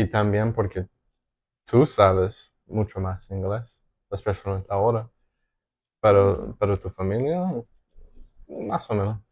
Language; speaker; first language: Spanish; non-native, learner; English